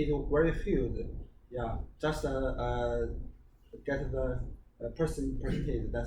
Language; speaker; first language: English; non-native, learner; Chinese